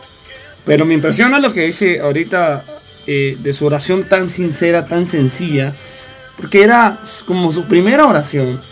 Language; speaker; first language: Spanish; native; Spanish